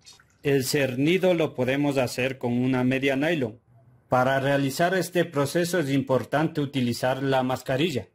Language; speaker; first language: Spanish; native; Spanish